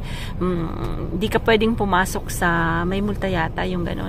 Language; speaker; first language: Filipino; native; Filipino